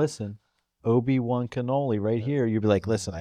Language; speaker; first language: English; native; English